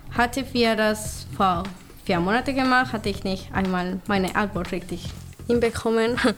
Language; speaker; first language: German; non-native, learner; Spanish